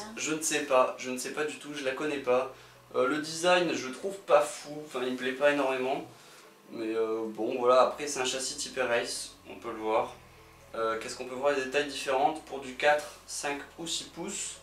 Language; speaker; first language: French; native; French